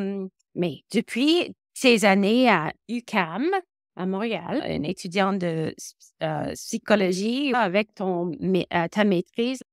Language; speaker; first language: French; non-native, local second language; English